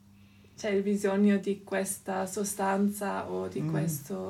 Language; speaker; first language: Italian; non-native, local second language; German